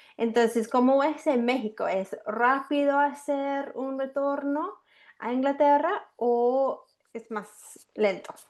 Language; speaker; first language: Spanish; non-native, fluent; English